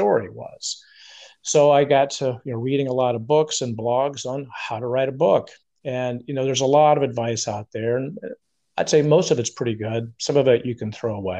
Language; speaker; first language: English; native; English